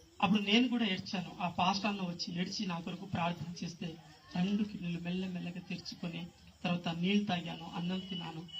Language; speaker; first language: Telugu; non-native, local second language; Lambadi